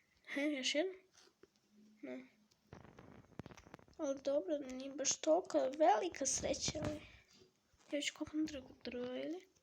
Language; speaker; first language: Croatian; early bilingual, heritage; Croatian